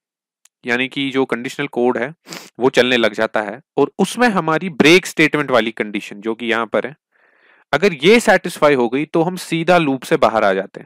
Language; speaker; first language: Hindi; non-native, local second language; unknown